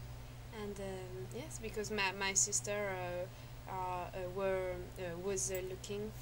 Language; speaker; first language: English; non-native, learner; French